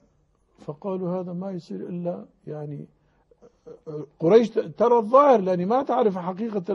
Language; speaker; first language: Arabic; native; Arabic